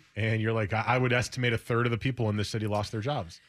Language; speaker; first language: English; native; English